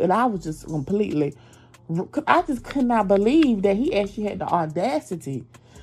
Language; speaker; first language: English; native; English